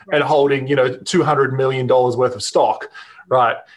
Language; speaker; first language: English; native; English